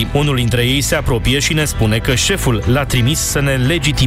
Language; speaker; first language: Romanian; native; Romanian